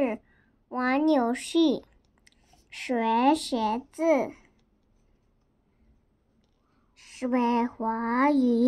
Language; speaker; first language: Chinese; non-native, learner; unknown